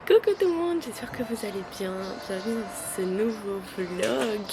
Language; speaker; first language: French; native; French